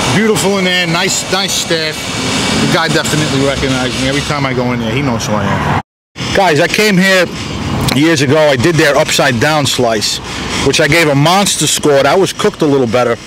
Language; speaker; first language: English; native; English